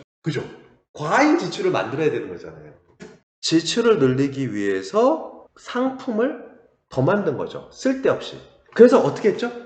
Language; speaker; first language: Korean; native; Korean